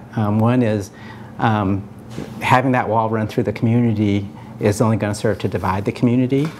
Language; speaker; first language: English; native; English